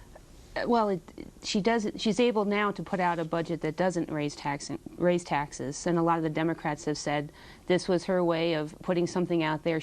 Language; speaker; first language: English; native; English